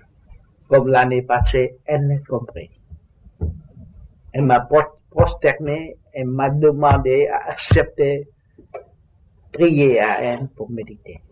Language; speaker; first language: French; non-native, learner; Vietnamese